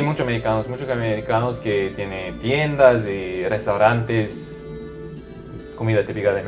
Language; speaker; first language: Spanish; non-native, fluent; English